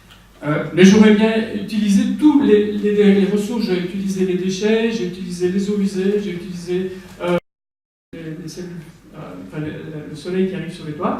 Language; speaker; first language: French; native; French